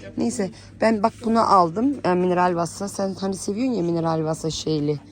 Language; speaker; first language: Turkish; early bilingual, heritage; Turkish